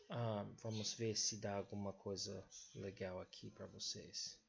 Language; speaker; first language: Portuguese; non-native, fluent; English